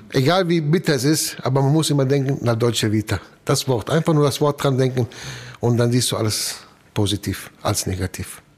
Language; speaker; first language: German; early bilingual, other home language; Italian